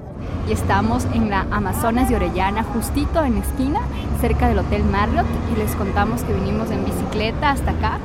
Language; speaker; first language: Spanish; native; Spanish